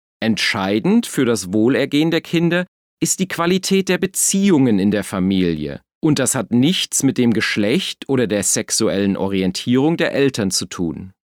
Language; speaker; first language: German; native; German